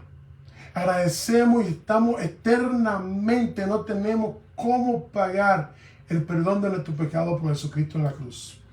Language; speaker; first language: Spanish; native; Spanish